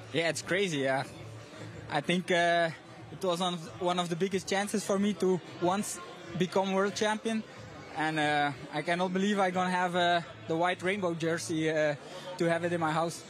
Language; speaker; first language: English; non-native, fluent; Dutch